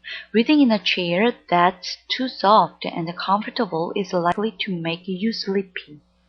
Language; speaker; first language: English; non-native, fluent; Korean